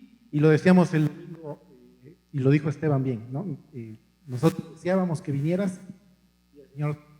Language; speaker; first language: Spanish; native; Spanish